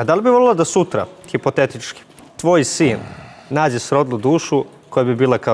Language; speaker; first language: Serbian; native; Serbian